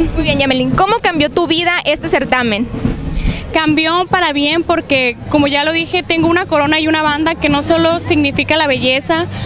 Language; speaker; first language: Spanish; native; Spanish